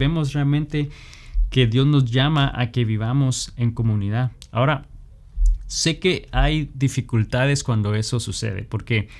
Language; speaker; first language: Spanish; native; Spanish